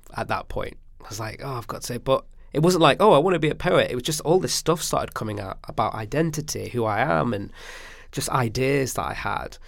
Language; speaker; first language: English; native; English